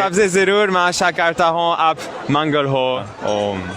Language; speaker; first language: Hindi; non-native, learner; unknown